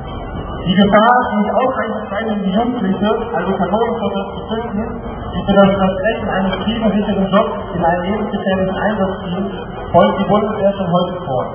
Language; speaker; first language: German; native; German